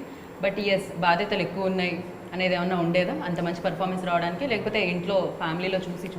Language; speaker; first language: Telugu; native; Telugu